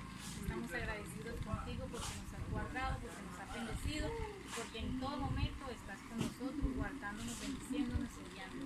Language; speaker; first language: Spanish; native; Spanish